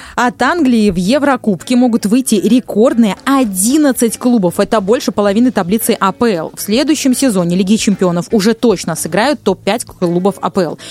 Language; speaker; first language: Russian; native; Russian